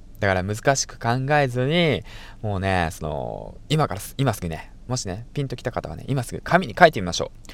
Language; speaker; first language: Japanese; native; Japanese